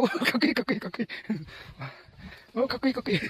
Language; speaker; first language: Japanese; native; Japanese